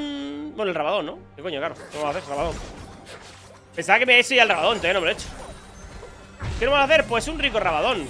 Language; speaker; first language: Spanish; native; Spanish